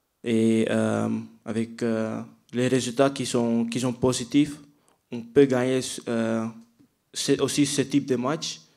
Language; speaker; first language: French; non-native, fluent; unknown